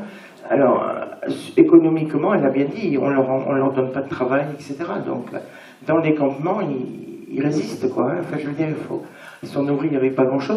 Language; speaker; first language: French; native; French